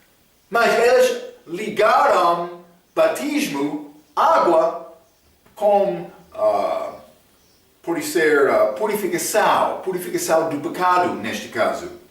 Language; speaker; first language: Portuguese; non-native, fluent; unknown